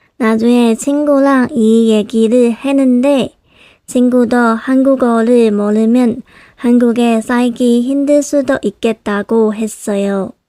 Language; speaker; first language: Korean; non-native, local second language; Chinese